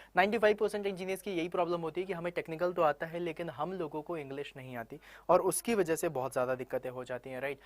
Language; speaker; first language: Hindi; native; Hindi